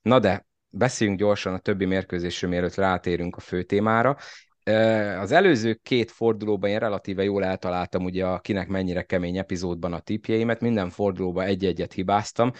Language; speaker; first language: Hungarian; native; Hungarian